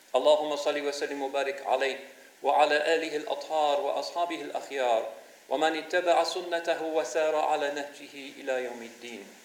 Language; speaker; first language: Arabic; non-native, fluent; English